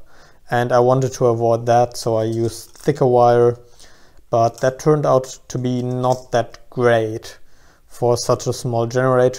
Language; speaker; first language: English; non-native, fluent; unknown